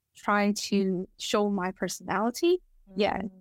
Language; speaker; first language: English; non-native, fluent; Chinese